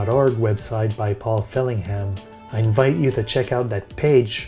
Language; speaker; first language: English; native; English